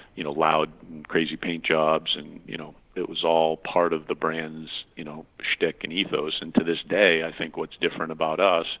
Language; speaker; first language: English; native; English